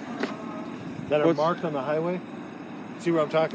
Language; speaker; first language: English; native; English